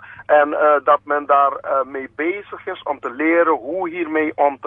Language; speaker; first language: Dutch; non-native, local second language; Papiamento